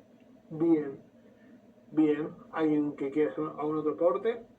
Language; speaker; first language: Spanish; native; Spanish